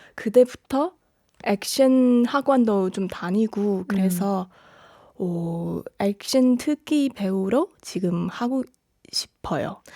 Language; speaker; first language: Korean; non-native, fluent; Chinese